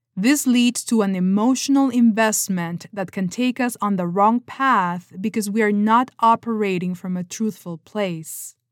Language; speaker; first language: English; non-native, fluent; Spanish